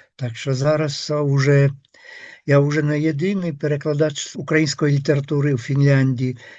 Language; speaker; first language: Ukrainian; non-native, fluent; Finnish